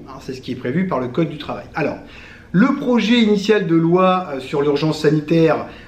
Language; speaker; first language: French; native; French